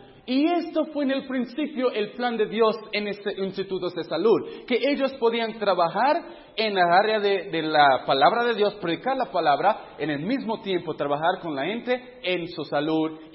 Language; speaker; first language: Spanish; non-native, fluent; English